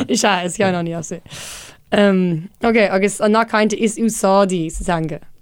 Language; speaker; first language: Irish; non-native, local second language; English